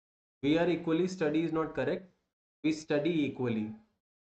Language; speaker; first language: English; non-native, local second language; Hindi